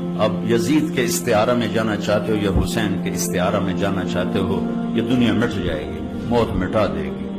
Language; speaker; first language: Urdu; non-native, local second language; Punjabi